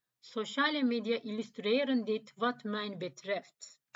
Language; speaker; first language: Dutch; non-native, learner; Turkish